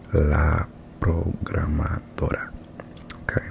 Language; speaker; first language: Spanish; non-native, learner; English